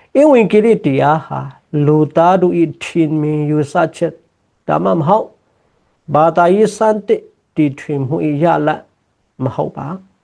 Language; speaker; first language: Burmese; non-native, local second language; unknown